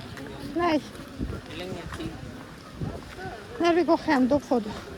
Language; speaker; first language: Swedish; non-native, learner; Russian